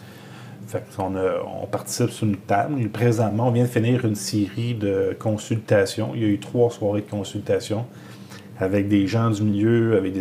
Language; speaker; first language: French; native; French